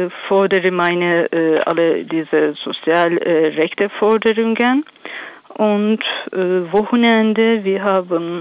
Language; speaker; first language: German; non-native, learner; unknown